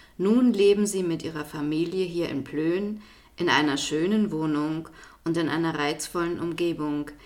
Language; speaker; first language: German; native; German